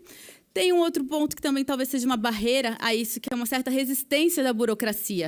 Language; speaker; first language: Portuguese; native; Portuguese